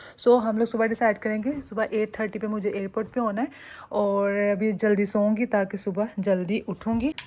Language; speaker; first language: Urdu; native; Urdu